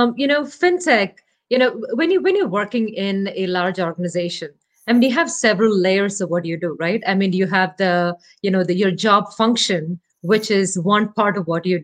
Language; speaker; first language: English; non-native, local second language; Malayalam